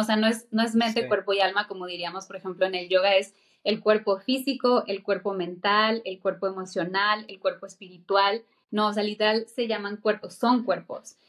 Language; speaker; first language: Spanish; native; Spanish